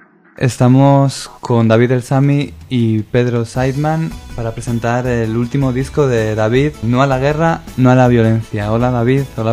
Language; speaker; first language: Spanish; native; Spanish